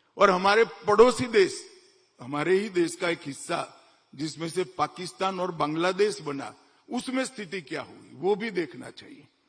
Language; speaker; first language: Hindi; non-native, local second language; Gujarati